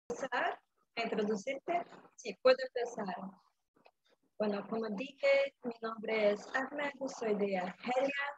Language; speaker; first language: Spanish; non-native, fluent; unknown